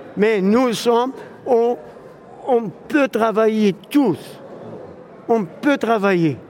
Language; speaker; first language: French; non-native, local second language; Arabic